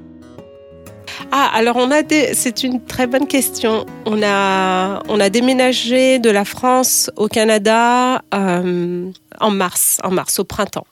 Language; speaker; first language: French; native; French